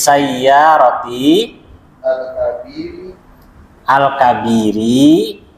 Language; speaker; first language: Arabic; non-native, fluent; Indonesian